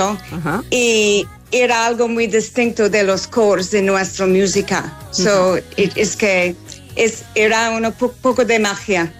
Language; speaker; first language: Spanish; non-native, learner; English